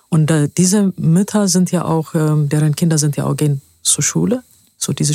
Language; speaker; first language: German; non-native, fluent; Amharic